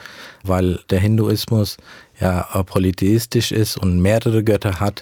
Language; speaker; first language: German; early bilingual, heritage; German